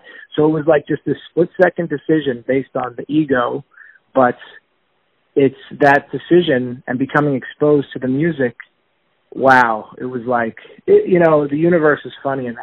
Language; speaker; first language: English; native; English